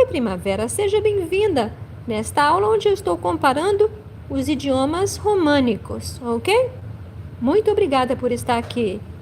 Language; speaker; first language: Portuguese; non-native, fluent; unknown